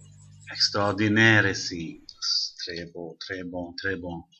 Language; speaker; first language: French; non-native, fluent; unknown